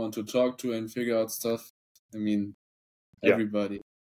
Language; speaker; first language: English; non-native, fluent; German